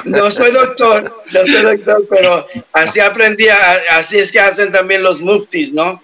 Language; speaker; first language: Spanish; native; Spanish